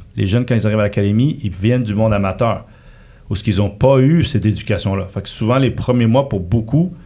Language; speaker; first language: French; native; French